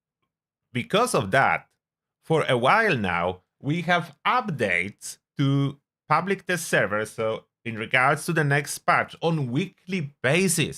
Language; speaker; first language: English; non-native, fluent; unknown